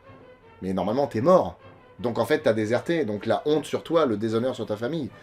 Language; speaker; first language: French; native; French